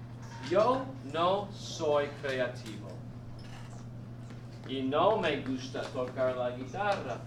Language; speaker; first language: Spanish; non-native, fluent; English